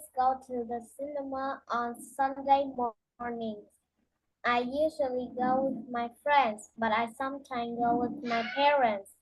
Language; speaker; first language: English; non-native, learner; Vietnamese